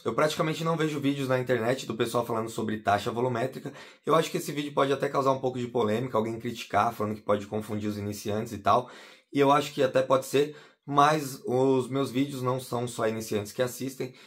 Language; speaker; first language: Portuguese; native; Portuguese